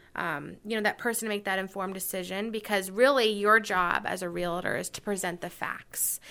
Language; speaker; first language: English; native; English